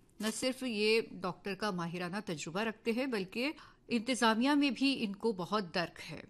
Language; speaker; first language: Urdu; native; Urdu